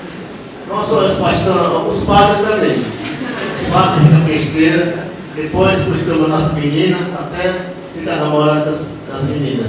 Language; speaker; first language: Portuguese; non-native, local second language; Yanomámi